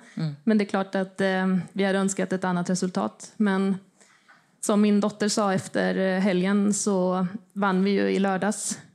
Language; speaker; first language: Swedish; native; Swedish